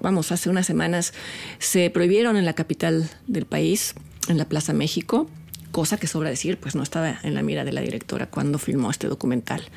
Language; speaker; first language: Spanish; native; Spanish